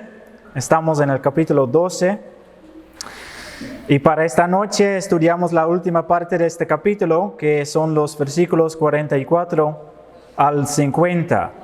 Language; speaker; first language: Spanish; non-native, fluent; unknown